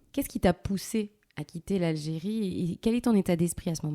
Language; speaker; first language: French; early bilingual, other home language; Arabic